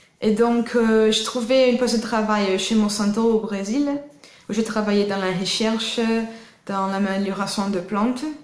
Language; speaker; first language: French; non-native, fluent; Portuguese